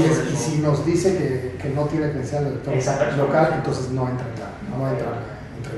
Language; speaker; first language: Spanish; native; Spanish